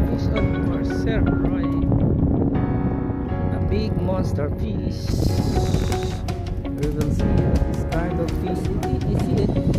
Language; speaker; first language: English; non-native, local second language; Filipino